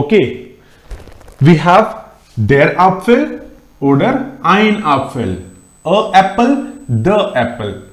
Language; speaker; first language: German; non-native, fluent; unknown